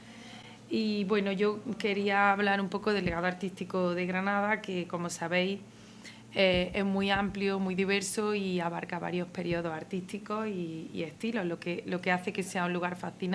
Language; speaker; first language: Spanish; native; Spanish